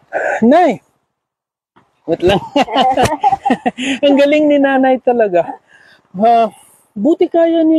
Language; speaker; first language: Filipino; non-native, local second language; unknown